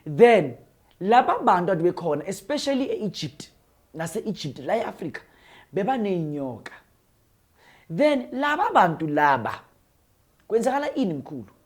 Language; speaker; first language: Zulu; non-native, local second language; Northern Sotho